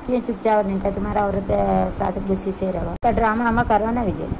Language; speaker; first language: Hindi; non-native, local second language; Tamil